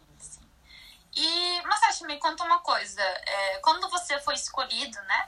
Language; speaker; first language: Portuguese; native; Portuguese